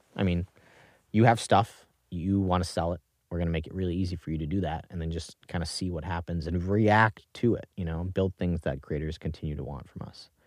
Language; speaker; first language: English; native; English